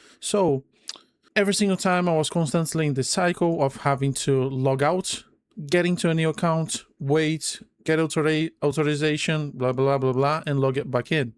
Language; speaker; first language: English; non-native, fluent; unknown